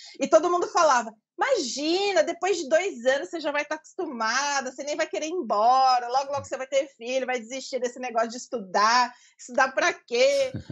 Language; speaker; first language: Portuguese; native; Portuguese